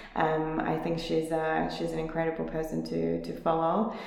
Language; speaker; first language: English; non-native, fluent; Finnish